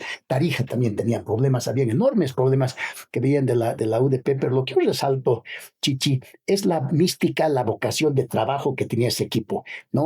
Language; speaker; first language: Spanish; native; Spanish